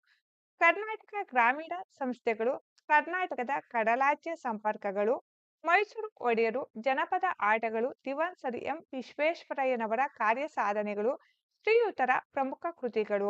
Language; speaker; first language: Kannada; native; Kannada